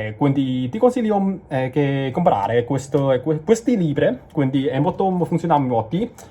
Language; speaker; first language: Italian; non-native, learner; Cantonese